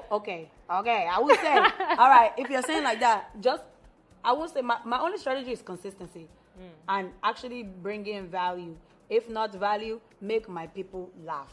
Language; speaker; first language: English; non-native, local second language; Yoruba